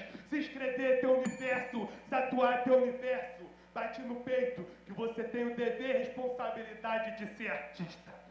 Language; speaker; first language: Portuguese; native; Portuguese